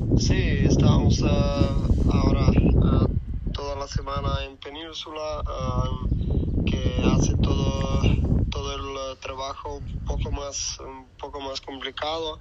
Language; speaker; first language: Spanish; non-native, fluent; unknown